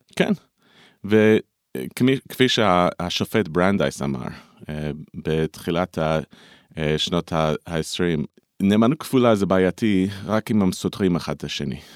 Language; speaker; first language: Hebrew; non-native, fluent; English